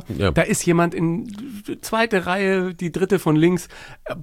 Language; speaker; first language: German; native; German